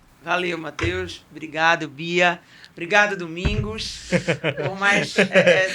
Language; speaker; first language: Portuguese; native; Portuguese